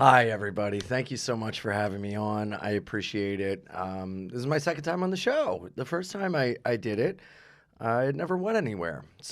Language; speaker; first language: English; native; English